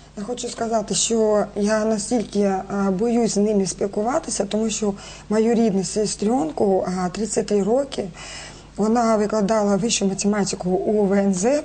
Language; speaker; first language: Ukrainian; non-native, local second language; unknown